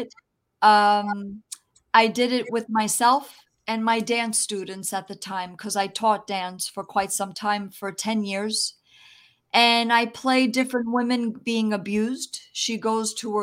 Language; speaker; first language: English; early bilingual, other home language; Italian